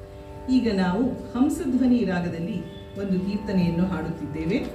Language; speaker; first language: Kannada; native; Kannada